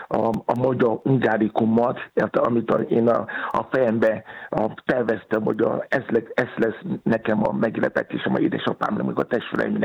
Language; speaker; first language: Hungarian; non-native, fluent; Yoruba